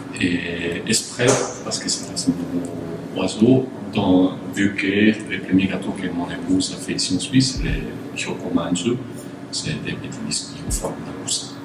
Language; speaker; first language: French; non-native, fluent; Italian